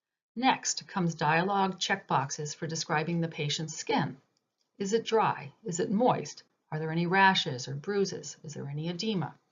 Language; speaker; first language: English; native; English